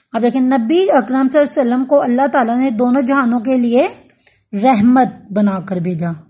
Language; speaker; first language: Urdu; non-native, local second language; Punjabi